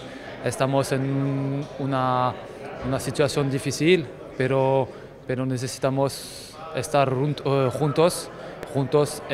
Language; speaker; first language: Spanish; non-native, fluent; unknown